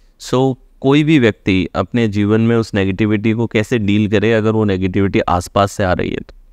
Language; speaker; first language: Hindi; native; Hindi